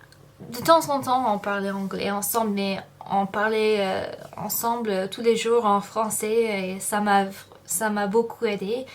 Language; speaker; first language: French; non-native, fluent; English